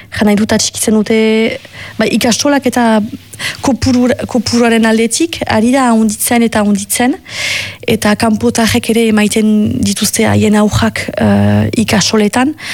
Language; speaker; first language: Basque; native; Basque